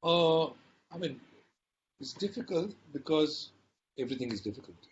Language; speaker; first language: English; non-native, local second language; Hindi